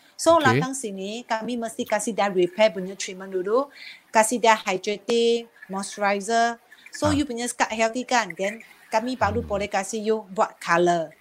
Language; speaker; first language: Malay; non-native, local second language; Chinese